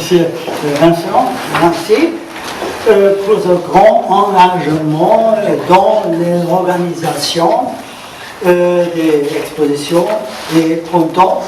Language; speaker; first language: French; non-native, learner; German